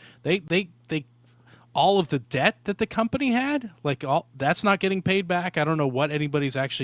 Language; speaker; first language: English; native; English